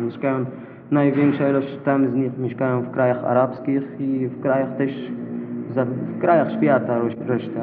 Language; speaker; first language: Polish; non-native, learner; Arabic